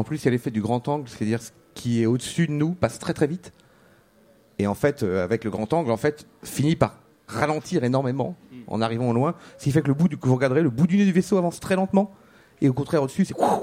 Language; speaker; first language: French; native; French